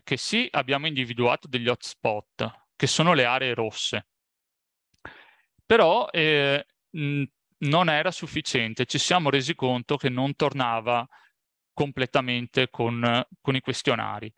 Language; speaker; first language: Italian; native; Italian